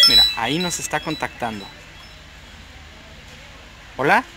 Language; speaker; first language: Spanish; native; Spanish